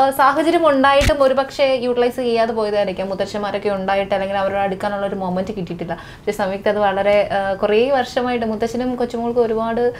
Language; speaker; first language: Malayalam; native; Malayalam